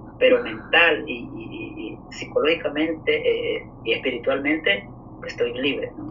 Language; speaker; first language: Spanish; native; Spanish